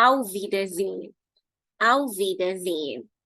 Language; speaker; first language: German; non-native, fluent; Hindi